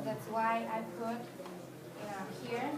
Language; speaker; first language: English; non-native, learner; Spanish